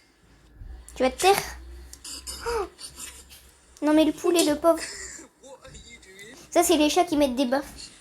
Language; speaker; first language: French; native; French